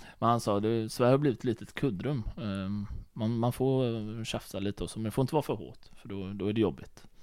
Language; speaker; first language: Swedish; early bilingual, other home language; Bosnian